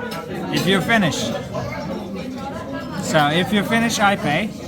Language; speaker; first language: English; non-native, learner; Turkish